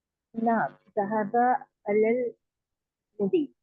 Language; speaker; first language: Arabic; non-native, learner; Urdu